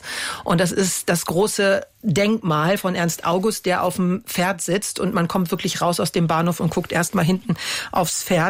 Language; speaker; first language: German; native; German